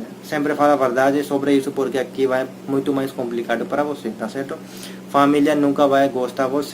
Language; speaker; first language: Portuguese; non-native, learner; Hindi